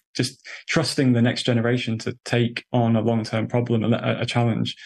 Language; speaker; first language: English; native; English